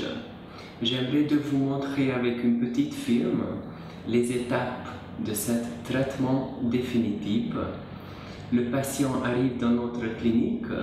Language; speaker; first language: French; non-native, learner; Hungarian